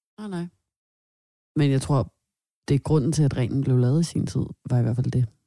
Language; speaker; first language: Danish; native; Danish